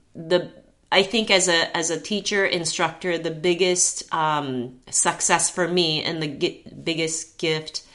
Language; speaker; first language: English; early bilingual, heritage; Chinese